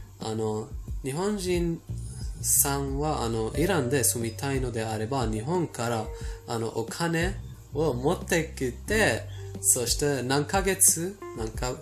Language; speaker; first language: Japanese; non-native, fluent; Persian